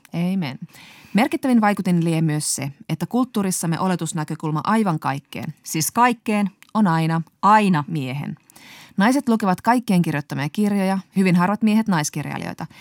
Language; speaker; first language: Finnish; native; Finnish